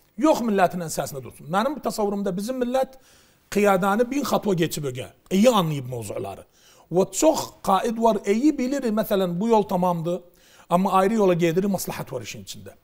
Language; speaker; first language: Turkish; native; Turkish